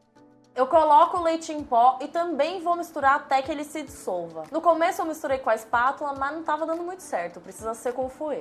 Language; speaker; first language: Portuguese; native; Portuguese